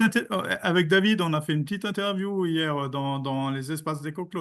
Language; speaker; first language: French; native; French